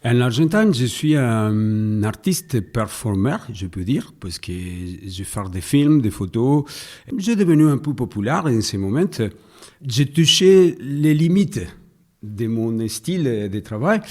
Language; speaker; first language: French; non-native, fluent; Spanish